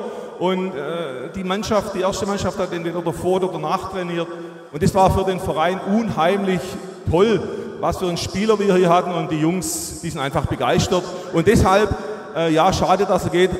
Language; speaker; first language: German; native; German